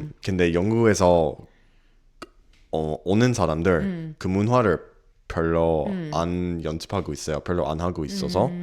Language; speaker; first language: Korean; non-native, learner; English